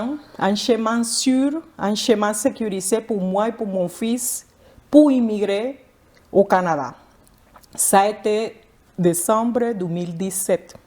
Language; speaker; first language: French; non-native, fluent; Spanish